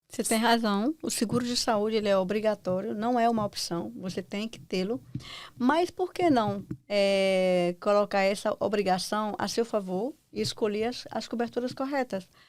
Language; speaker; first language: Portuguese; native; Portuguese